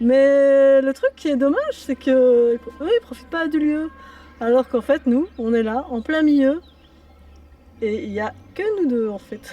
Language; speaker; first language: French; native; French